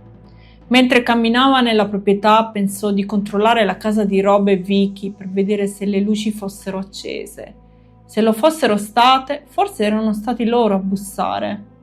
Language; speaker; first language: Italian; native; Italian